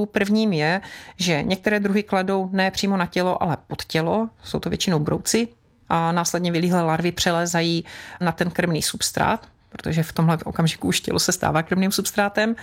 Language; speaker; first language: Czech; native; Czech